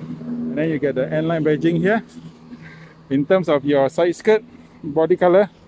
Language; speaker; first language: English; non-native, local second language; Malay